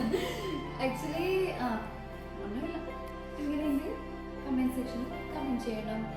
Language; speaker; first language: Malayalam; non-native, local second language; Kannada